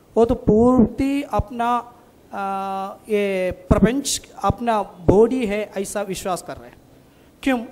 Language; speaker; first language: Hindi; non-native, local second language; Malayalam